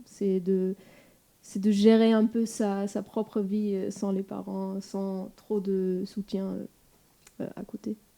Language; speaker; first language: French; non-native, fluent; German